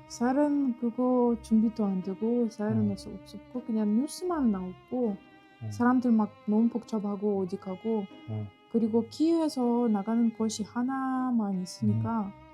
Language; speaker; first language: Korean; non-native, fluent; Ukrainian